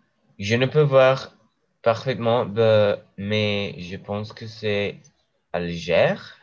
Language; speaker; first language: French; non-native, learner; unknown